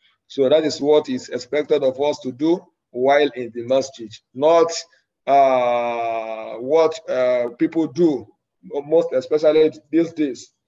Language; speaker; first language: English; non-native, local second language; Yoruba